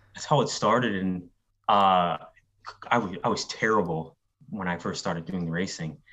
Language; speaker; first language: English; native; English